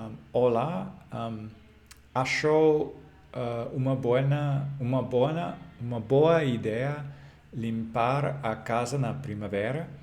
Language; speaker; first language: Portuguese; non-native, learner; English